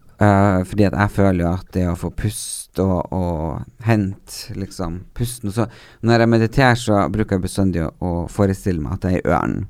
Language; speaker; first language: Norwegian; native; Norwegian